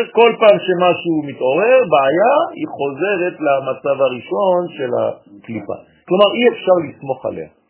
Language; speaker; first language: Hebrew; non-native, fluent; French